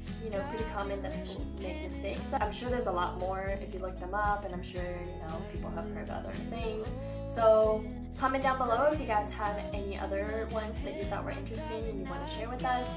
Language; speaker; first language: English; early bilingual, other home language; Japanese